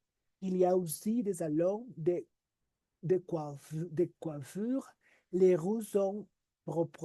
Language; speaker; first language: French; non-native, learner; Spanish